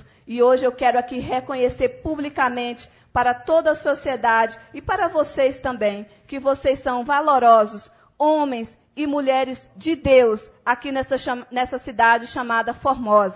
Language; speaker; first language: Portuguese; native; Portuguese